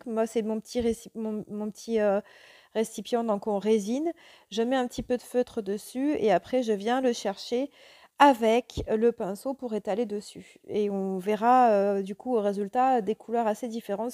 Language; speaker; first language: French; native; French